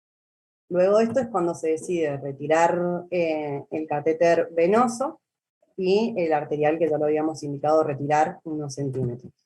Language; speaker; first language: Spanish; native; Spanish